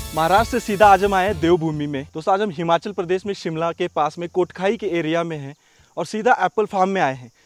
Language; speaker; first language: Hindi; non-native, local second language; Marathi